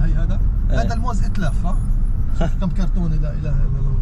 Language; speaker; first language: Arabic; native; Arabic